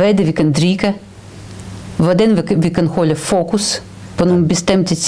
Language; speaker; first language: Danish; non-native, fluent; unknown